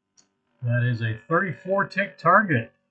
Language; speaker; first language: English; native; English